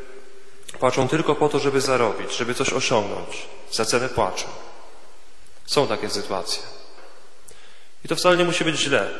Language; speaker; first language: Polish; native; Polish